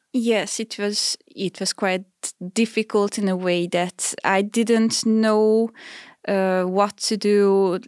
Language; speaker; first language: English; non-native, fluent; Hungarian